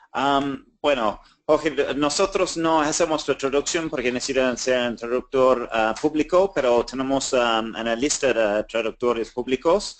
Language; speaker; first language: Spanish; non-native, fluent; English